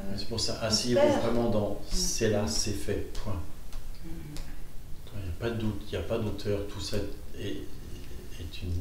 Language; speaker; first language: French; native; French